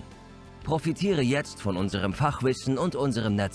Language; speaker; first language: German; native; German